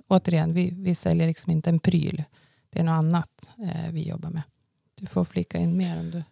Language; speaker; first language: Swedish; native; Swedish